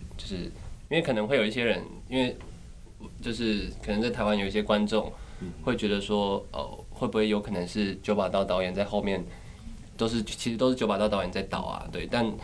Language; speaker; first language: Chinese; native; Chinese